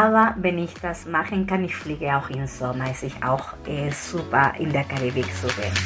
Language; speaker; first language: German; non-native, fluent; Spanish